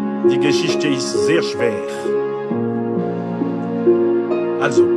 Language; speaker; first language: German; non-native, learner; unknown